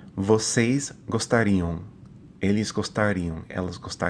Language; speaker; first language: Portuguese; non-native, fluent; English